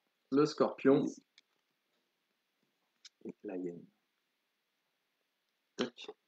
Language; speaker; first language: French; native; French